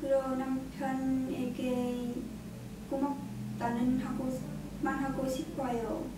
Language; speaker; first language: Korean; non-native, learner; Vietnamese